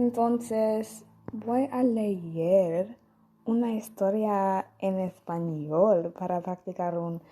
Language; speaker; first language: Spanish; non-native, learner; English